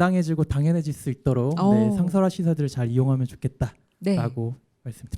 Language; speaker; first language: Korean; native; Korean